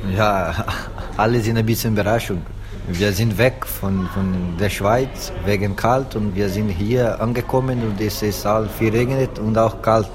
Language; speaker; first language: German; non-native, learner; Portuguese